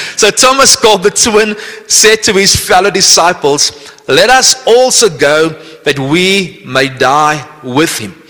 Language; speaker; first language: English; non-native, local second language; Afrikaans